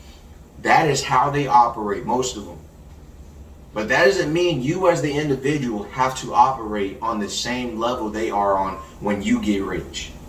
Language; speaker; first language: English; native; English